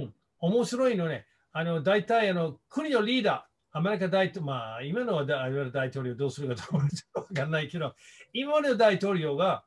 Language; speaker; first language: Japanese; non-native, fluent; English